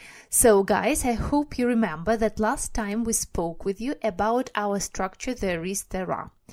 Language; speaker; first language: English; non-native, fluent; Russian